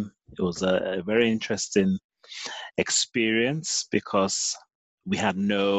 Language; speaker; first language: English; native; English